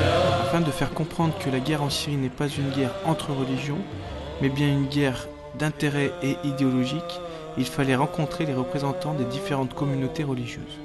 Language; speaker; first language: French; native; French